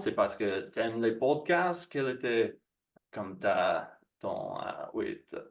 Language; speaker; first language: French; non-native, fluent; English